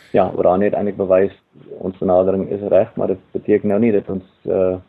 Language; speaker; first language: Afrikaans; non-native, fluent; German